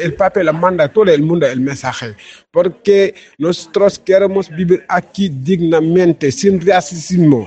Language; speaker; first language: Spanish; non-native, learner; Wolof